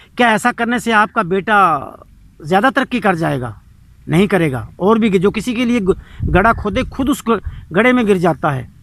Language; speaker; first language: Urdu; native; Urdu